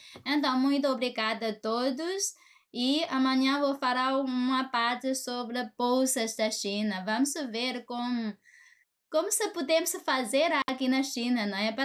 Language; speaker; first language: Portuguese; non-native, fluent; Chinese